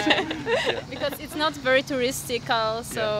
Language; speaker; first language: English; non-native, fluent; Polish